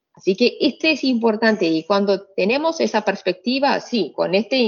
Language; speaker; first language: Spanish; non-native, fluent; Arabic